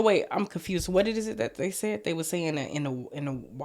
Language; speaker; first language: English; native; English